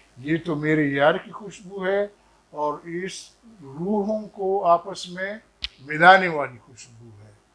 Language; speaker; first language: Urdu; non-native, local second language; Pashto